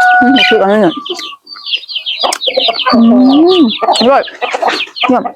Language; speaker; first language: Thai; non-native, local second language; Northeastern Thai